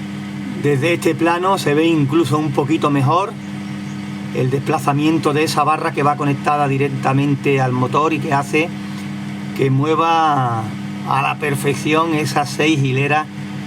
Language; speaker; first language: Spanish; native; Spanish